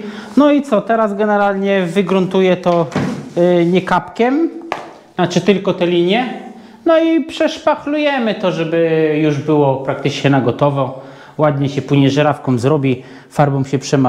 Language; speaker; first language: Polish; native; Polish